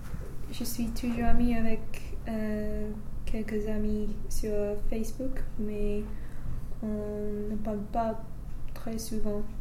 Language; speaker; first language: French; non-native, fluent; English